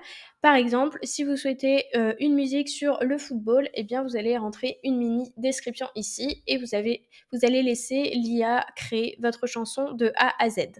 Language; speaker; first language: French; native; French